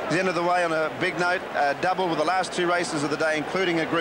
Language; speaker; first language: English; native; English